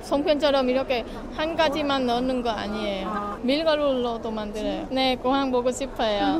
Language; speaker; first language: Korean; non-native, fluent; Vietnamese